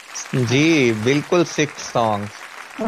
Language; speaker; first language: Hindi; native; Hindi